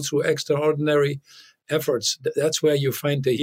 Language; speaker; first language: English; non-native, fluent; Dutch